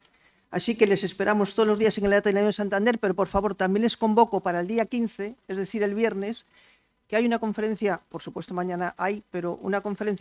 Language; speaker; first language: Spanish; native; Spanish